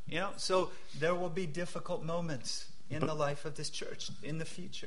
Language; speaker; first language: English; native; English